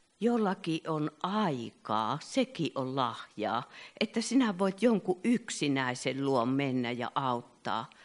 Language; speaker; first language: Finnish; native; Finnish